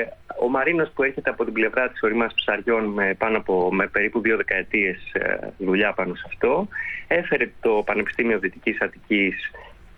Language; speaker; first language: Greek; native; Greek